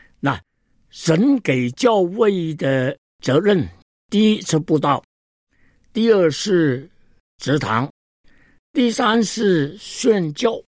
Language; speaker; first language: Chinese; non-native, local second language; Cantonese